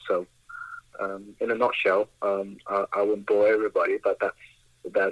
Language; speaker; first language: English; non-native, local second language; Akan